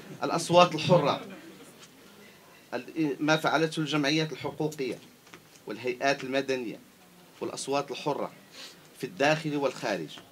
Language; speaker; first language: Arabic; native; Arabic